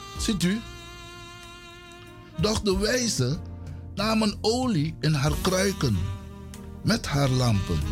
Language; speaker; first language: Dutch; non-native, local second language; Sranan Tongo